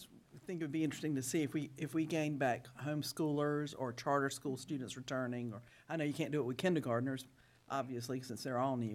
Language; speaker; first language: English; native; English